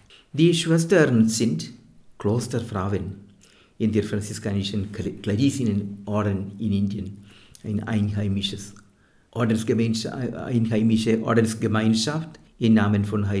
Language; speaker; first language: German; non-native, fluent; Malayalam